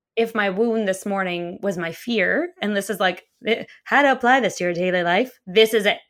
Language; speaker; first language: English; early bilingual, other home language; Russian